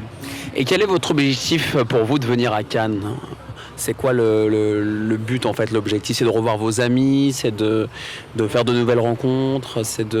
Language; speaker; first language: French; native; French